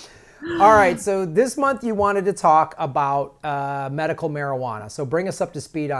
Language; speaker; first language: English; native; English